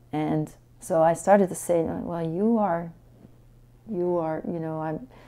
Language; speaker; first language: English; non-native, fluent; French